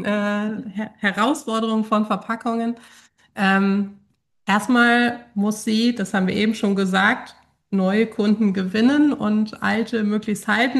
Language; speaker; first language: German; native; German